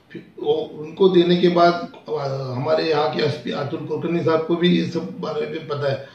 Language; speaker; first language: Hindi; non-native, local second language; Marathi